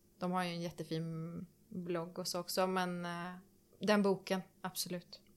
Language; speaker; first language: Swedish; native; Swedish